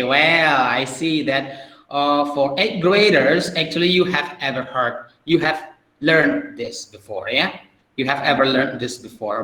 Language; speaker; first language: English; non-native, fluent; Indonesian